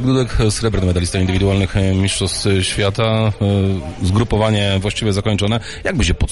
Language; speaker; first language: Polish; native; Polish